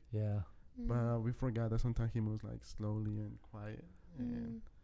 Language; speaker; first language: English; early bilingual, other home language; Spanish